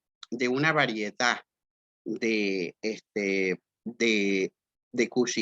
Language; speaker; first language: Spanish; native; Spanish